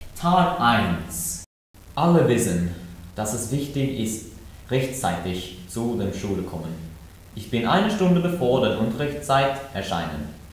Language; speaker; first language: German; non-native, learner; Norwegian